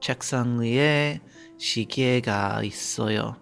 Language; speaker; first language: Korean; non-native, learner; English